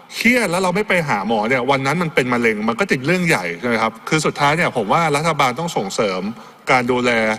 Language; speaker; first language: Thai; native; Thai